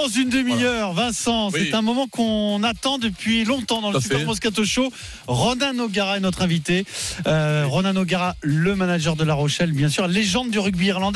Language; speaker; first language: French; native; French